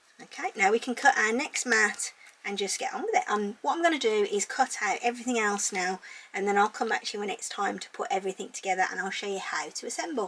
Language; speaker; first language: English; native; English